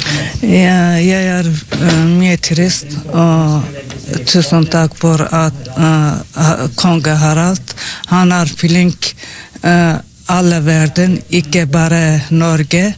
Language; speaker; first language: Norwegian; non-native, learner; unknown